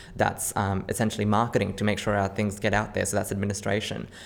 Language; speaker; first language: English; native; English